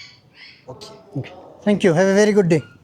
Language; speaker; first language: English; non-native, fluent; Bangla